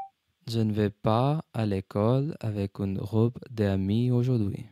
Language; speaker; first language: French; non-native, learner; English